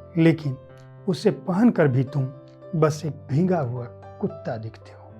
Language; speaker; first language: Hindi; native; Hindi